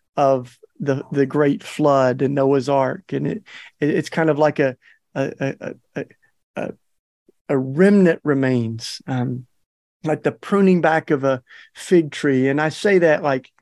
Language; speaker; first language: English; native; English